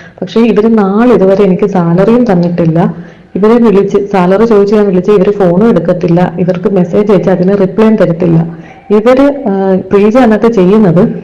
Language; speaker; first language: Malayalam; native; Malayalam